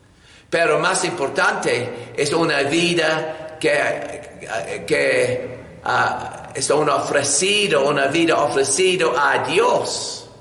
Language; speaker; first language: Spanish; non-native, learner; English